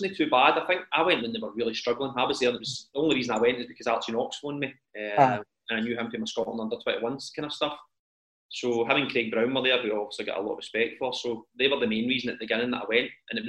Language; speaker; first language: English; native; English